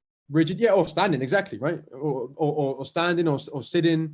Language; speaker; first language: English; native; English